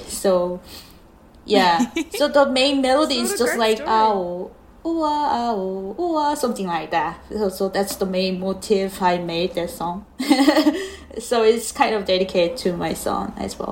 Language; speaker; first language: English; non-native, learner; Korean